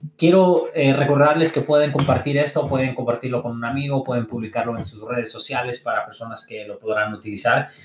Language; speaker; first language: Spanish; early bilingual, heritage; English